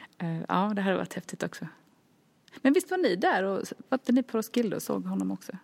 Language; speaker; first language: Swedish; early bilingual, other home language; Finnish